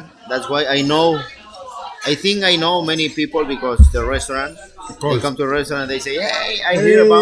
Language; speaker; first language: English; non-native, fluent; Spanish